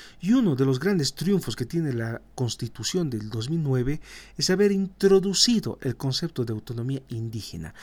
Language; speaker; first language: Spanish; native; Spanish